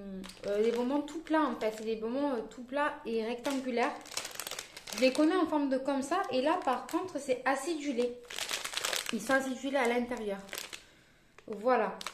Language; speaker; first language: French; native; French